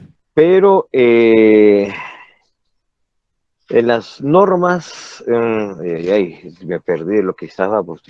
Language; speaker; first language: Spanish; native; Spanish